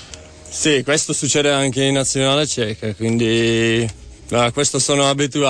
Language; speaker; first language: Italian; non-native, fluent; Czech